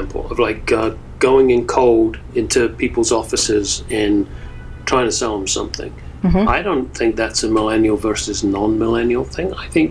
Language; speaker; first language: English; native; English